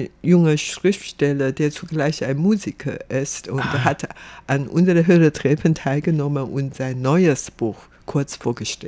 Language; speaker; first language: German; non-native, fluent; Chinese